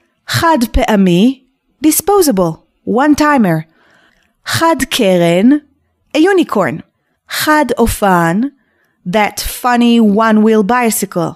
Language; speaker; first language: English; non-native, fluent; Hebrew